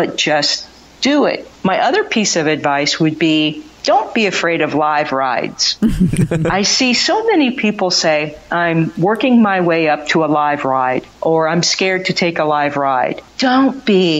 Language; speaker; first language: English; native; English